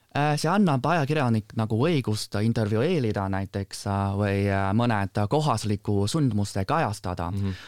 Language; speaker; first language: Estonian; non-native, fluent; Chinese